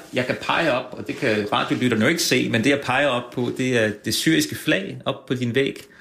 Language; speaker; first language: Danish; native; Danish